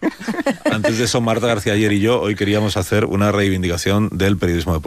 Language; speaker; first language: Spanish; native; Spanish